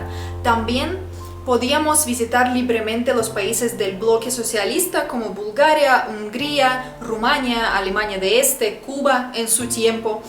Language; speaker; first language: Spanish; non-native, fluent; Russian